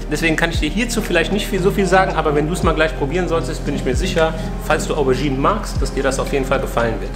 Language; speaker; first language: German; early bilingual, other home language; Persian